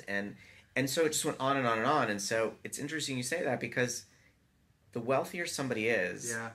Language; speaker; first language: English; native; English